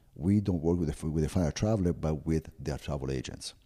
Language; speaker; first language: English; non-native, fluent; Italian